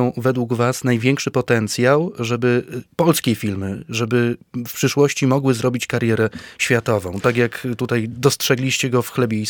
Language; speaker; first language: Polish; native; Polish